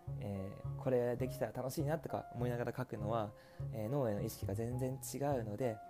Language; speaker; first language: Japanese; native; Japanese